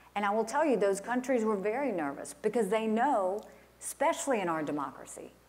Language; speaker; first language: English; native; English